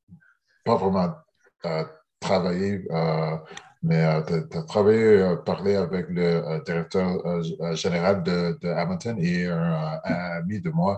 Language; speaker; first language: French; early bilingual, heritage; English